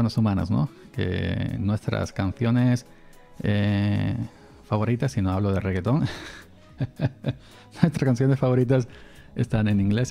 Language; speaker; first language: Spanish; native; Spanish